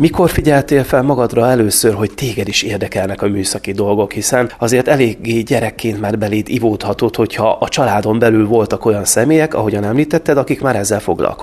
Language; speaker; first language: Hungarian; native; Hungarian